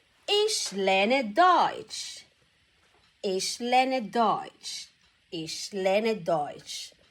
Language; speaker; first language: German; non-native, fluent; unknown